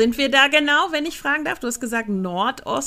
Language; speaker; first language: German; native; German